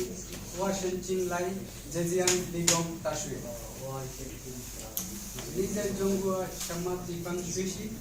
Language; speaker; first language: Chinese; non-native, learner; Bangla